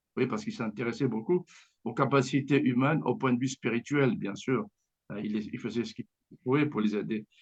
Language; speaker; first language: French; native; French